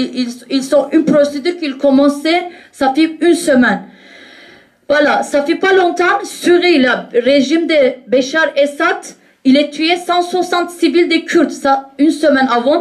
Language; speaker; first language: French; non-native, learner; Kurdish